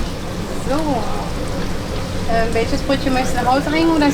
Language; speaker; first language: German; native; German